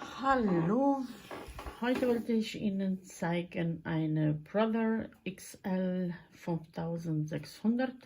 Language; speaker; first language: German; non-native, fluent; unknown